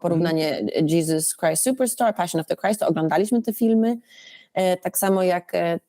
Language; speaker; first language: Polish; early bilingual, other home language; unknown